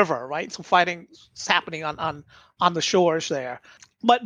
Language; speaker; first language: English; early bilingual, other home language; Vietnamese